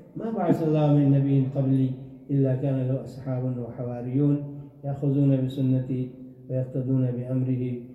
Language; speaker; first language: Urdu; native; Urdu